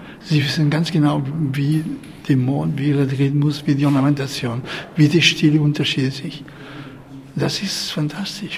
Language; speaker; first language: German; non-native, fluent; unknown